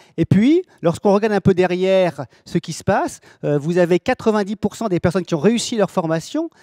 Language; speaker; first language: French; native; French